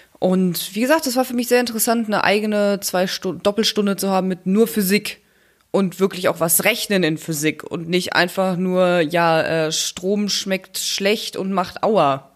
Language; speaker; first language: German; native; German